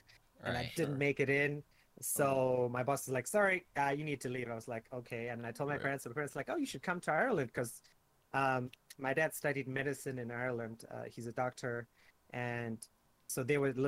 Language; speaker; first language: English; native; English